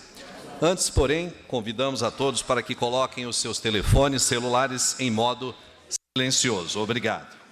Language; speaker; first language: Portuguese; native; Portuguese